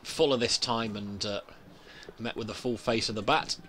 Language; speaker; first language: English; native; English